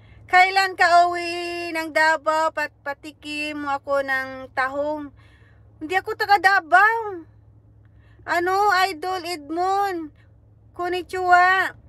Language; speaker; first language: Filipino; non-native, local second language; Hiligaynon